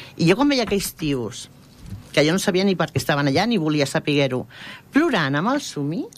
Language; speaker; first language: Catalan; non-native, local second language; Spanish